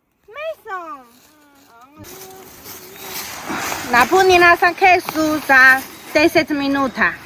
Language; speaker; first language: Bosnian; non-native, learner; Chinese